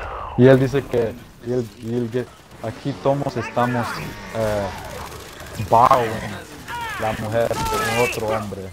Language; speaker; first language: Spanish; early bilingual, heritage; Spanish